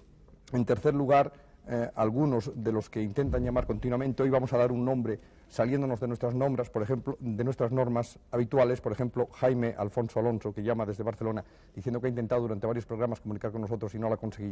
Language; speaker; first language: Spanish; native; Spanish